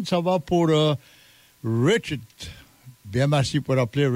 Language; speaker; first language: French; native; French